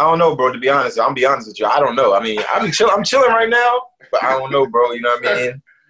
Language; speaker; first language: English; native; English